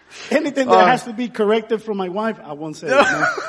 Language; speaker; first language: English; non-native, fluent; Spanish